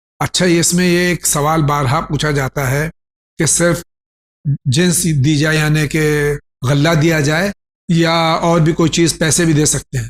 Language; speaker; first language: Urdu; native; Urdu